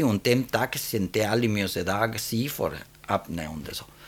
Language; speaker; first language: German; early bilingual, heritage; German